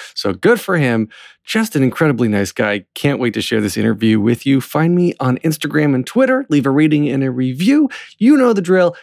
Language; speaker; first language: English; native; English